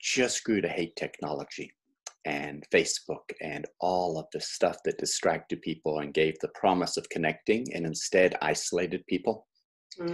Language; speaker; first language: English; native; English